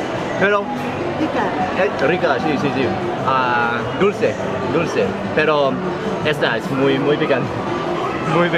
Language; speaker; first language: Spanish; non-native, learner; English